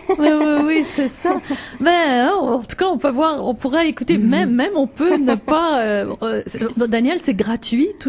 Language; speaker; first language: French; native; French